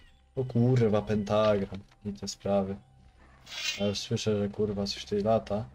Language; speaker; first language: Polish; native; Polish